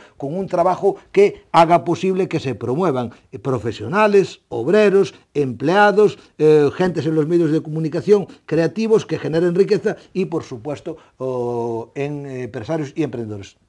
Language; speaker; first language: Spanish; native; Spanish